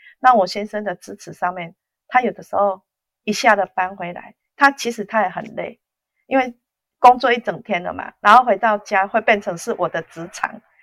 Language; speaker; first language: Chinese; native; Chinese